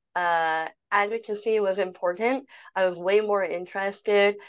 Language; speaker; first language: English; native; English